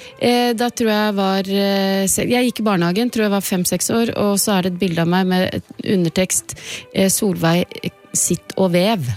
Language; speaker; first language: Norwegian; native; Norwegian